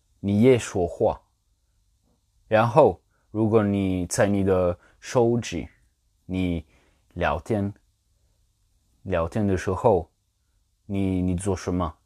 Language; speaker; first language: Chinese; non-native, learner; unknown